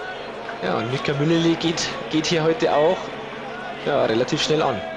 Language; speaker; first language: German; native; German